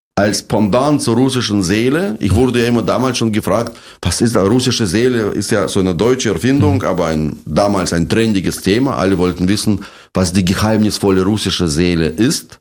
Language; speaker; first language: German; non-native, fluent; Russian